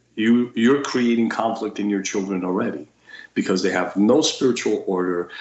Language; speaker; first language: English; early bilingual, other home language; Russian